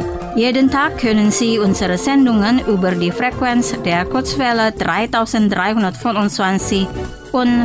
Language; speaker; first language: German; non-native, fluent; Indonesian